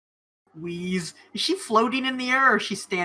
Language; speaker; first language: English; native; English